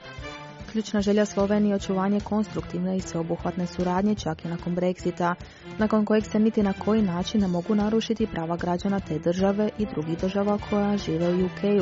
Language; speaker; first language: Croatian; native; Croatian